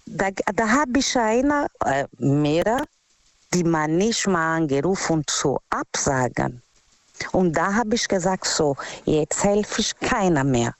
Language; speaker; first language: German; non-native, learner; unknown